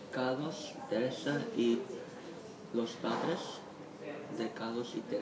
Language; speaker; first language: Spanish; non-native, learner; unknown